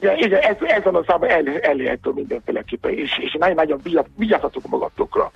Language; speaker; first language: Hungarian; non-native, learner; Yoruba